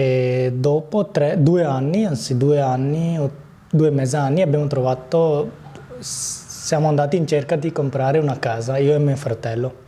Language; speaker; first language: Italian; early bilingual, other home language; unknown